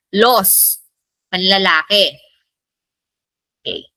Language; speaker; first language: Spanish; non-native, learner; Filipino